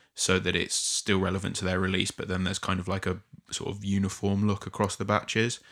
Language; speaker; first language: English; native; English